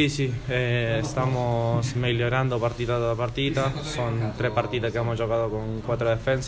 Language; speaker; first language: Italian; non-native, learner; Spanish